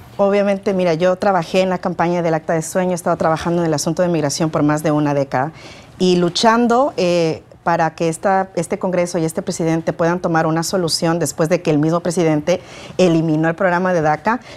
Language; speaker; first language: Spanish; native; Spanish